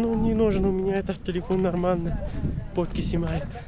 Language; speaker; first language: Russian; non-native, learner; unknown